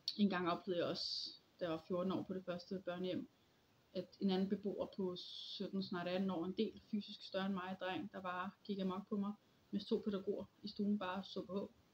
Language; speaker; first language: Danish; early bilingual, other home language; Polish